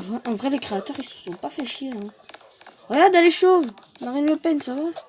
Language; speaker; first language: French; native; French